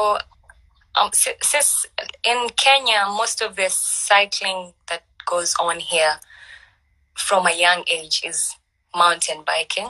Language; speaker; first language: English; non-native, local second language; Swahili